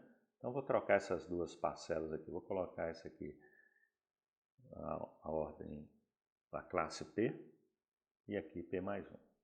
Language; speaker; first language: Portuguese; native; Portuguese